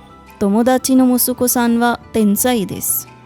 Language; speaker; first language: Japanese; non-native, fluent; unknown